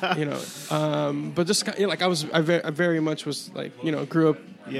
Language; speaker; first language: English; native; English